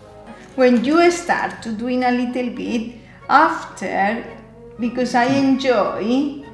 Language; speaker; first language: English; non-native, learner; Spanish